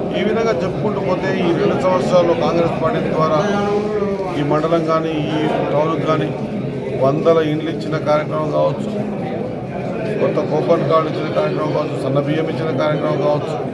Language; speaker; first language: Telugu; native; Telugu